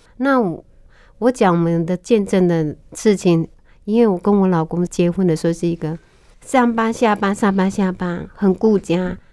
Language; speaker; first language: Chinese; non-native, local second language; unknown